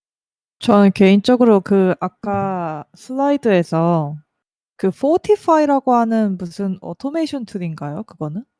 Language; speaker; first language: Korean; native; Korean